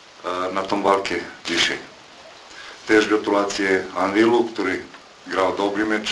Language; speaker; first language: Polish; non-native, learner; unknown